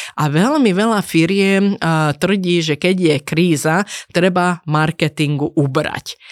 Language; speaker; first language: Slovak; non-native, local second language; Hungarian